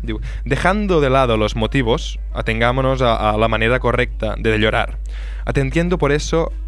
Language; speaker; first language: Spanish; non-native, local second language; Catalan